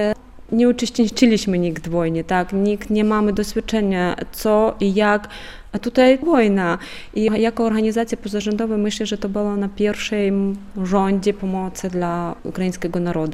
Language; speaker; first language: Polish; non-native, fluent; Ukrainian